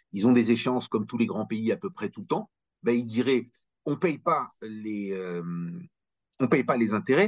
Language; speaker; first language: French; native; French